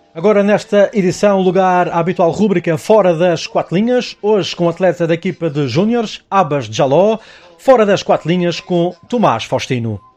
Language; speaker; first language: Portuguese; native; Portuguese